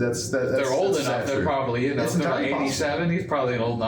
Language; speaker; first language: English; native; English